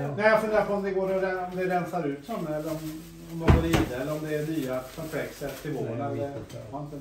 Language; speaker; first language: Swedish; native; Swedish